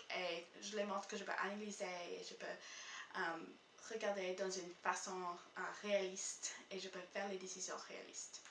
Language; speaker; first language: French; non-native, local second language; English